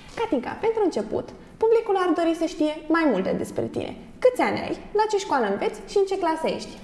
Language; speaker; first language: Romanian; native; Romanian